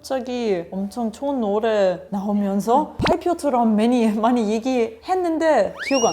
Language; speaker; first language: Korean; non-native, learner; German